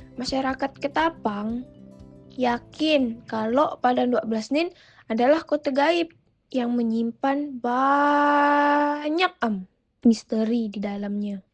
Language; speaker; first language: Malay; native; Malay